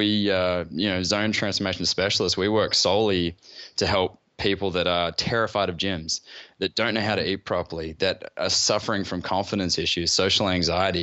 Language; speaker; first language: English; native; English